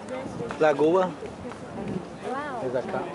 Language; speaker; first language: Spanish; non-native, learner; Portuguese